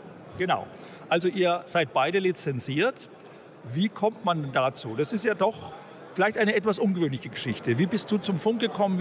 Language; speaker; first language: German; native; German